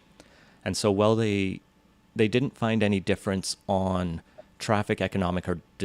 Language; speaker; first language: English; native; English